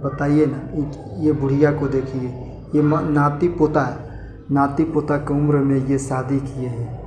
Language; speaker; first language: Hindi; native; Hindi